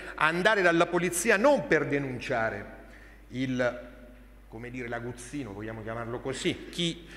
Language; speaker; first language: Italian; native; Italian